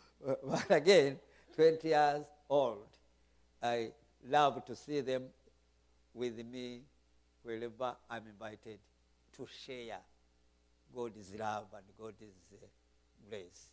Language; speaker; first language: English; non-native, local second language; Kinyarwanda